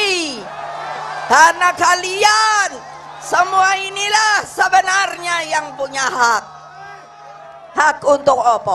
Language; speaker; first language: Indonesian; native; Indonesian